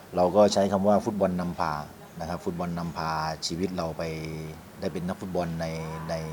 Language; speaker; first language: Thai; native; Thai